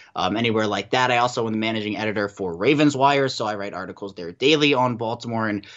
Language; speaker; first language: English; native; English